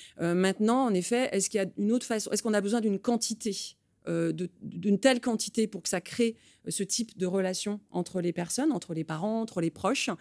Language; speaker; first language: French; native; French